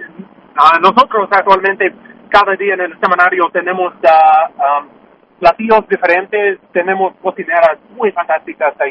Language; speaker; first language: Spanish; non-native, fluent; English